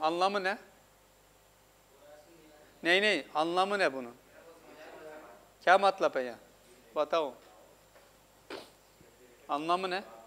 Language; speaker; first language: Turkish; non-native, fluent; Urdu